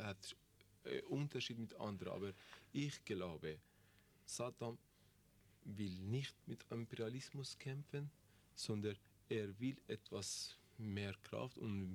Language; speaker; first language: German; non-native, learner; Persian